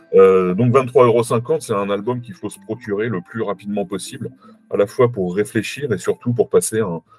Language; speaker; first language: French; native; French